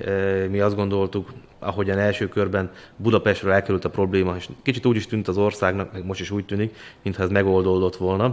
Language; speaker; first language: Hungarian; native; Hungarian